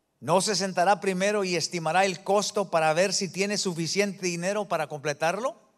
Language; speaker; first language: Spanish; early bilingual, heritage; Spanish